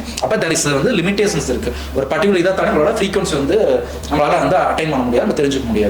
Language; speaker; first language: Tamil; native; Tamil